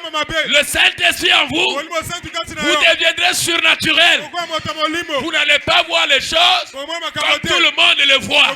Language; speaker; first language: French; non-native, local second language; Lingala